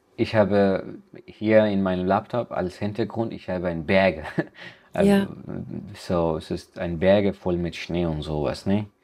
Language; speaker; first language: German; non-native, learner; Persian